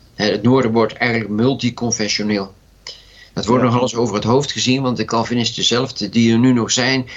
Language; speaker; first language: Dutch; native; Dutch